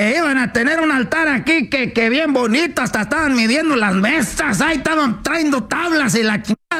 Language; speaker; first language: Spanish; native; Spanish